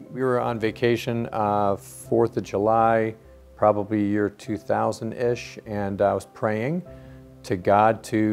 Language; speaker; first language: English; native; English